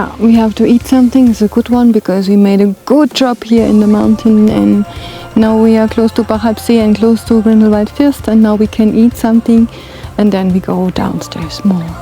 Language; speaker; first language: English; non-native, learner; German